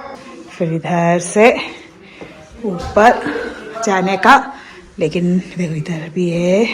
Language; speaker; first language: Hindi; non-native, local second language; Malayalam